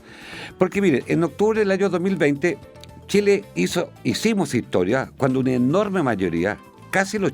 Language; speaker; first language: Spanish; native; Spanish